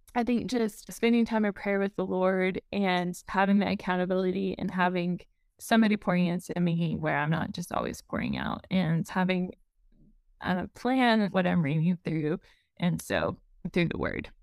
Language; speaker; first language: English; native; English